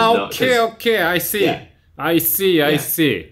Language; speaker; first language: English; non-native, learner; Japanese